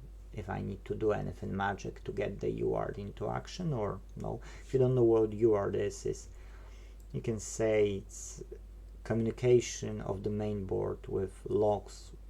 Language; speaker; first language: English; non-native, fluent; Polish